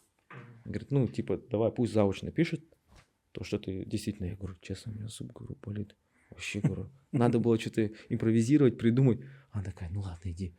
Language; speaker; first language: Russian; native; Russian